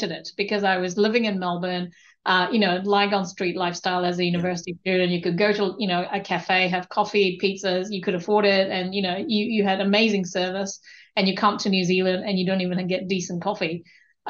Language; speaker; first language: English; non-native, local second language; Korean